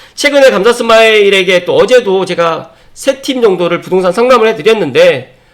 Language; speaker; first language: Korean; native; Korean